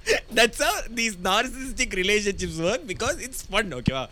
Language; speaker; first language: English; non-native, local second language; Tamil